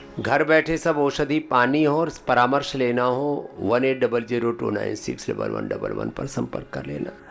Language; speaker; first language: Hindi; native; Hindi